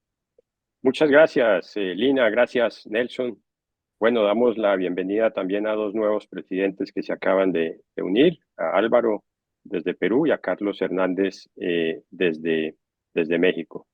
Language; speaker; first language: Spanish; native; Spanish